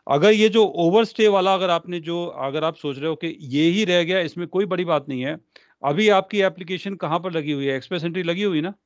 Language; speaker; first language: Hindi; non-native, local second language; Punjabi